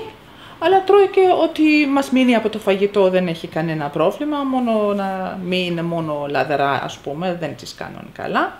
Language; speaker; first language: Greek; non-native, fluent; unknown